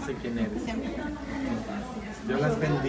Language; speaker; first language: Spanish; non-native, fluent; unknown